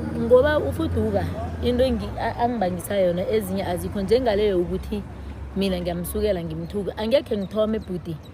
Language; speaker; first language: Zulu; non-native, local second language; South Ndebele